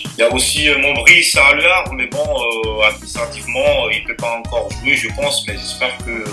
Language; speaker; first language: French; non-native, local second language; Malagasy